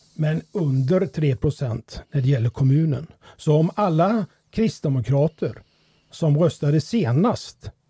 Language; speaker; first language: Swedish; native; Swedish